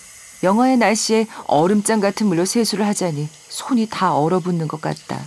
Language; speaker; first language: Korean; native; Korean